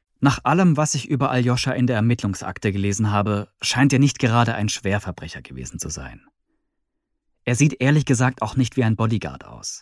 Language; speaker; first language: German; native; German